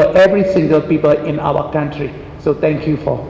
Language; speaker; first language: English; non-native, fluent; Burmese